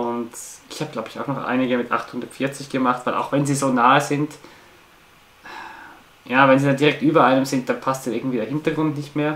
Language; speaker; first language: German; native; German